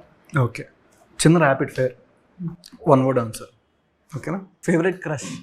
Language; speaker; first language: Telugu; native; Telugu